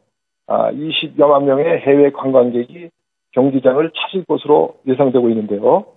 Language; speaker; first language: Korean; native; Korean